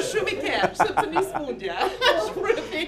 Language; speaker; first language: Albanian; non-native, learner; English